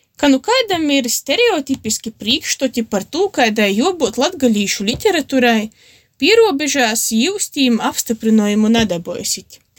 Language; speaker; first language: Latvian; native; Latvian